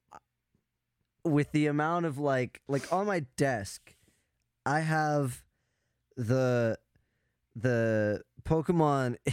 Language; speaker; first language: English; native; English